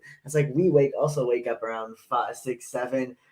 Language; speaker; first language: English; native; English